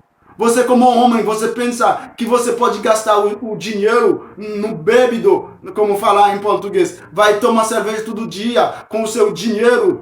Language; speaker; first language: Portuguese; non-native, fluent; Haitian Creole